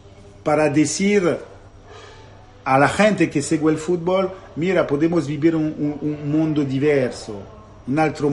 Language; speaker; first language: Italian; non-native, fluent; French